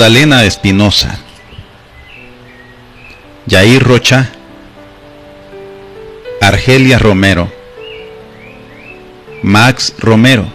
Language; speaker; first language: Spanish; native; Spanish